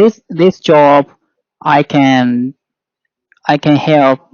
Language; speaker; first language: English; non-native, learner; Chinese